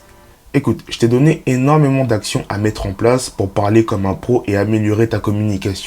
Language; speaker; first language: French; native; French